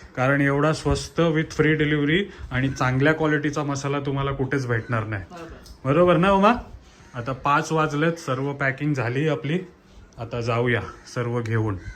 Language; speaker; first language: Marathi; native; Marathi